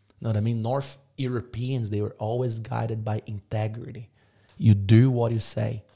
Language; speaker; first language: English; non-native, fluent; Portuguese